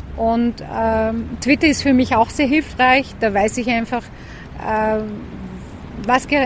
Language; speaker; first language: German; native; German